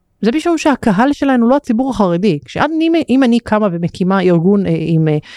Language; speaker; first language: Hebrew; native; Hebrew